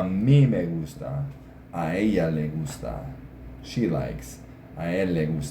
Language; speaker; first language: Spanish; non-native, fluent; English